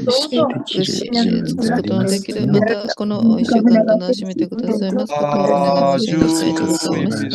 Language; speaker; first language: Japanese; native; Japanese